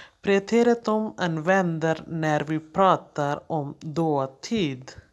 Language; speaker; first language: Swedish; non-native, fluent; Hindi